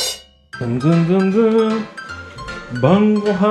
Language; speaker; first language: Japanese; native; Japanese